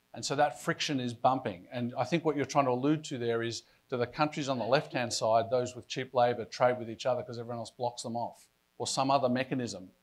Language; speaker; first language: English; native; English